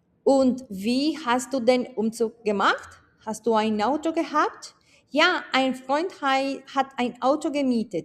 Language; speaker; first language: German; non-native, fluent; Spanish